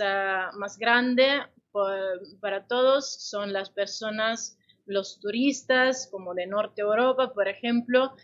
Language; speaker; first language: Spanish; non-native, fluent; Italian